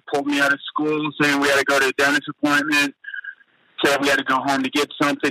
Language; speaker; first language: English; native; English